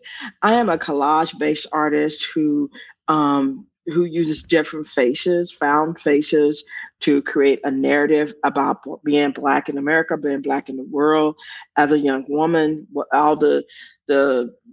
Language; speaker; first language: English; native; English